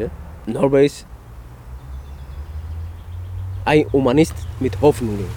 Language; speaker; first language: German; non-native, fluent; Spanish